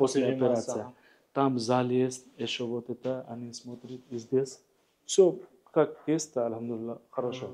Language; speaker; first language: Russian; non-native, learner; Hindi